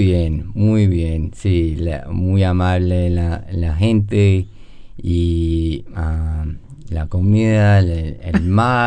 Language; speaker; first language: Spanish; non-native, learner; English